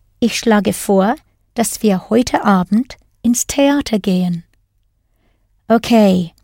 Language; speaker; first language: German; non-native, fluent; English